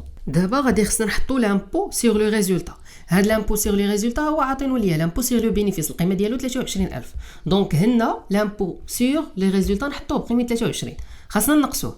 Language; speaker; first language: Arabic; native; Arabic